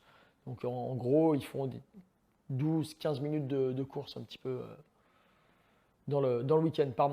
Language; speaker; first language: French; native; French